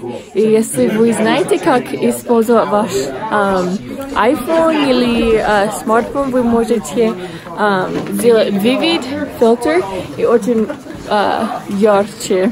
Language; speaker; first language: Russian; non-native, learner; English